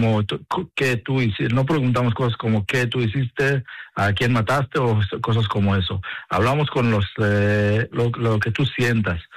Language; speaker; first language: Spanish; non-native, learner; Hebrew